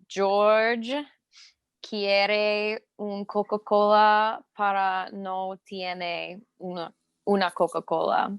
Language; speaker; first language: Spanish; non-native, learner; English